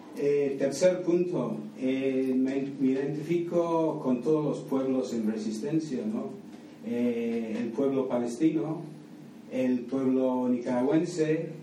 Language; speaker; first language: Spanish; non-native, fluent; English